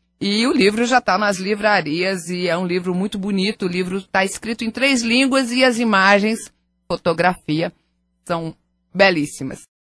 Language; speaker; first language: Portuguese; native; Portuguese